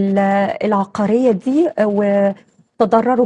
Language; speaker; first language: Arabic; native; Arabic